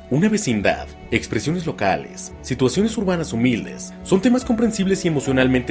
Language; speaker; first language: Spanish; native; Spanish